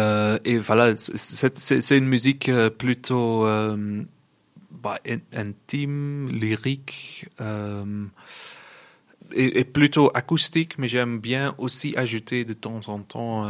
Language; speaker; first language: French; non-native, local second language; Dutch